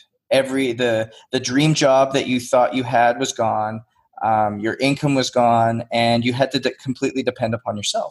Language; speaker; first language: English; native; English